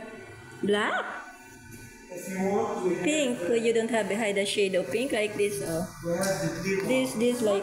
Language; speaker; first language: English; non-native, learner; Filipino